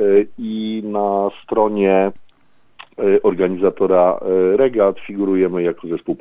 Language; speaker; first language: Polish; native; Polish